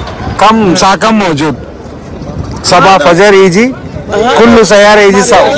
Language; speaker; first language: Arabic; non-native, learner; Urdu